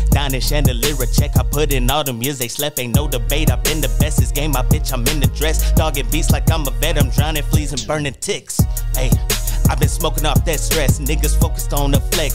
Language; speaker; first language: English; native; English